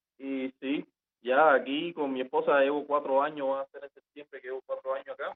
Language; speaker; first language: Spanish; native; Spanish